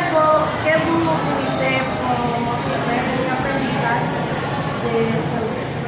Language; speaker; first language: French; non-native, learner; Spanish